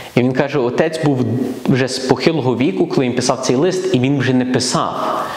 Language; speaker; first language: Ukrainian; early bilingual, heritage; Ukrainian